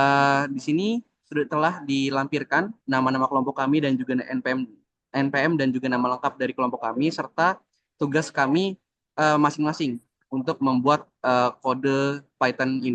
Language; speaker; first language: Indonesian; native; Indonesian